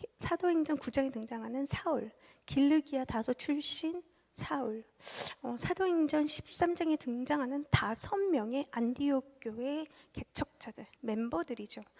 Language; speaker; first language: Korean; early bilingual, heritage; Korean